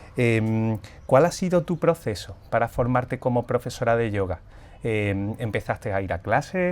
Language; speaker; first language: Spanish; native; Spanish